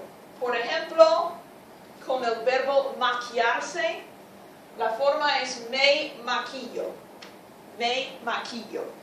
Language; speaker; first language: Spanish; non-native, fluent; English